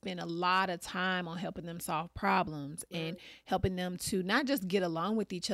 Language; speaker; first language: English; native; English